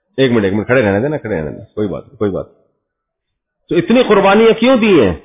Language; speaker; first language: Urdu; native; Urdu